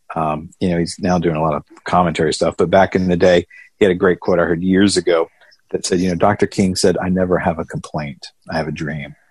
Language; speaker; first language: English; native; English